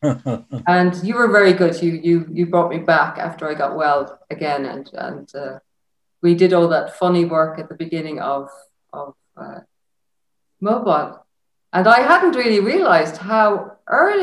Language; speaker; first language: English; native; English